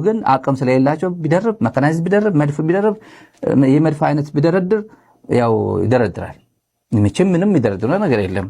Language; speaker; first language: Amharic; non-native, local second language; Tigrinya